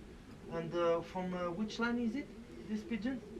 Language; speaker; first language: English; non-native, learner; French